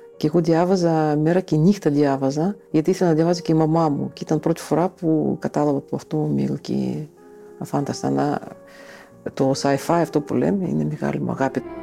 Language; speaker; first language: Greek; non-native, fluent; Russian